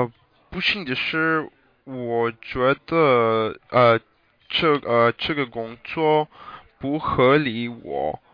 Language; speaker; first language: Chinese; non-native, learner; English